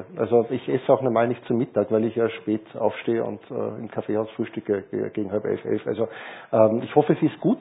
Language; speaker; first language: German; native; German